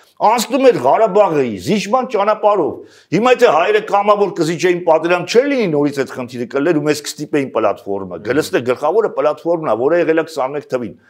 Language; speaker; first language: Armenian; native; Armenian